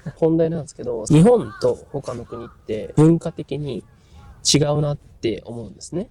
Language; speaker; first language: Japanese; native; Japanese